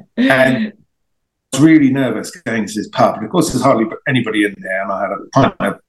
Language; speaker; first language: English; native; English